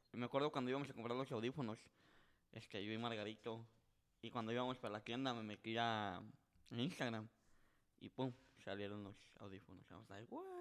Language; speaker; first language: Spanish; early bilingual, heritage; Spanish